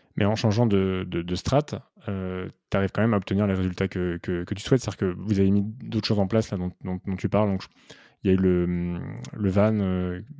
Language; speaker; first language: French; native; French